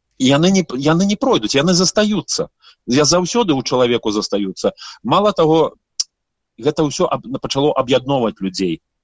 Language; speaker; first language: Belarusian; native; Belarusian